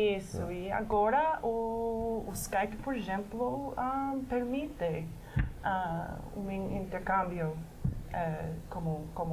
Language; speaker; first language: Portuguese; non-native, fluent; English